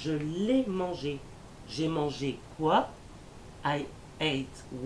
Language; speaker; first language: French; non-native, learner; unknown